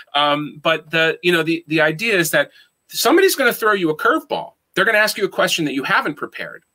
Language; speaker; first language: English; native; English